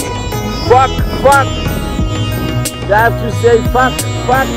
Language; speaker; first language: English; non-native, learner; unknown